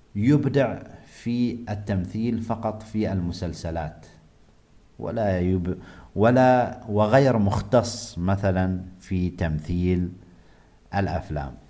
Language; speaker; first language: Arabic; native; Arabic